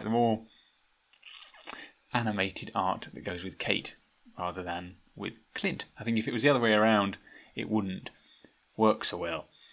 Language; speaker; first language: English; native; English